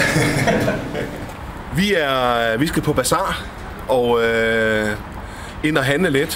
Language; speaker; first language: Danish; native; Danish